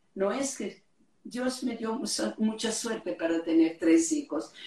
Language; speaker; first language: Spanish; non-native, fluent; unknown